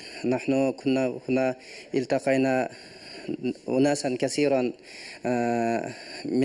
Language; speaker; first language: Arabic; non-native, learner; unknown